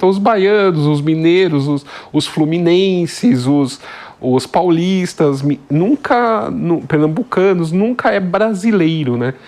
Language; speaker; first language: Portuguese; native; Portuguese